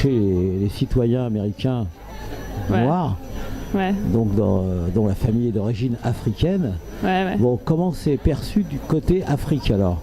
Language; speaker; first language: French; native; French